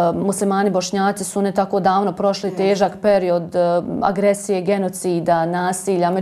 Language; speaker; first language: Bosnian; native; Bosnian